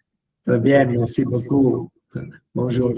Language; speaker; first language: French; non-native, learner; Italian